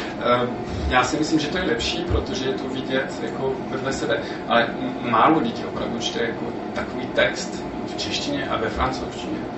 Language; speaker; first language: Czech; non-native, fluent; French